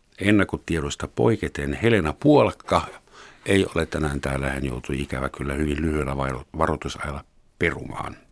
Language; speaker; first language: Finnish; non-native, fluent; German